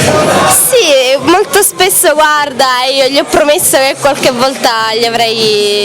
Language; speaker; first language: Italian; native; Italian